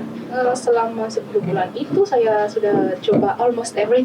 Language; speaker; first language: Indonesian; non-native, learner; Malagasy